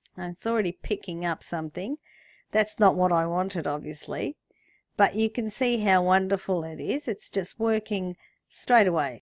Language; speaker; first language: English; native; English